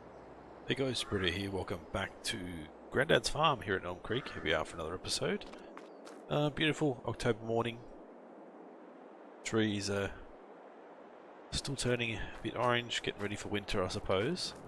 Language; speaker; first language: English; native; English